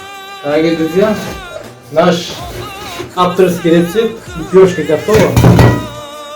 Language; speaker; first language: Russian; non-native, learner; Uzbek